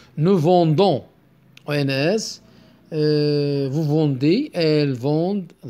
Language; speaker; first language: French; non-native, local second language; Arabic